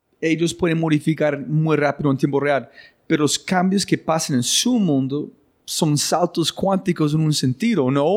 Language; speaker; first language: Spanish; non-native, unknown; English